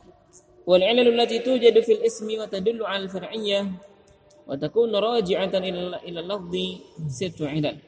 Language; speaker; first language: Arabic; non-native, fluent; Indonesian